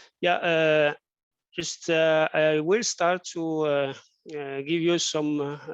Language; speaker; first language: English; non-native, fluent; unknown